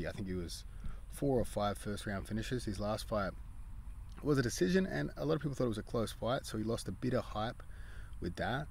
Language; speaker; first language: English; native; English